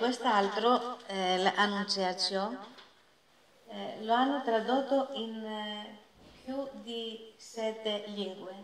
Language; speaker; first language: Italian; non-native, learner; Greek